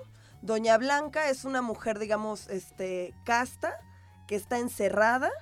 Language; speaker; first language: Spanish; native; Spanish